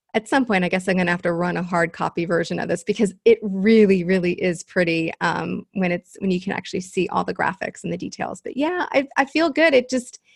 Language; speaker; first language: English; native; English